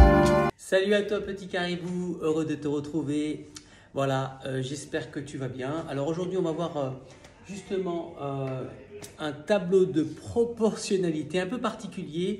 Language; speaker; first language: French; native; French